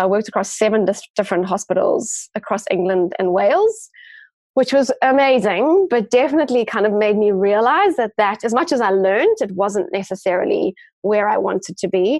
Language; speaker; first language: English; native; English